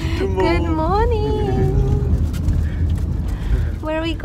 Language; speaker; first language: English; non-native, fluent; Russian